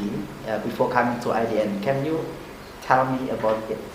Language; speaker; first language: English; non-native, fluent; Indonesian